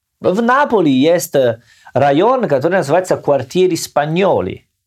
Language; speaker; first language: Russian; non-native, learner; Italian